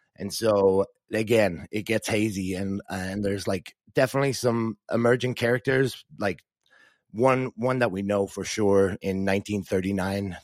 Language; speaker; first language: English; native; English